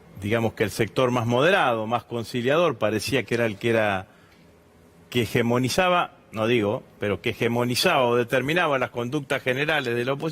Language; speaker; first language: Spanish; native; Spanish